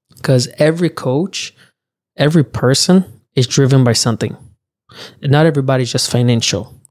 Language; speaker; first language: English; early bilingual, other home language; Portuguese